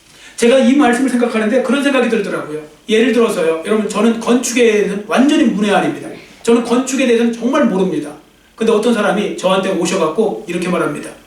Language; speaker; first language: Korean; native; Korean